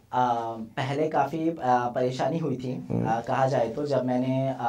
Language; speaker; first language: Hindi; native; Hindi